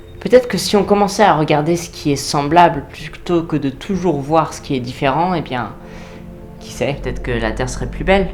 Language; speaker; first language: French; native; French